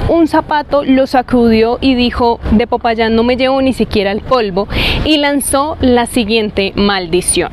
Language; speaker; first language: Spanish; native; Spanish